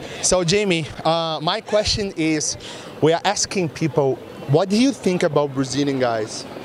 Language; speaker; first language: English; non-native, fluent; Portuguese